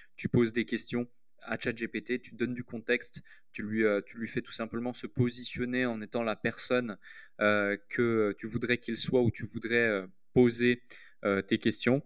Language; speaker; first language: French; native; French